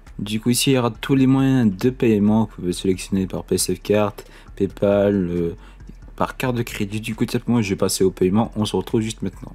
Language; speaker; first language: French; native; French